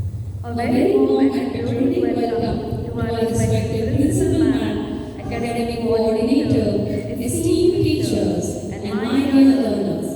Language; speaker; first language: English; non-native, local second language; Marathi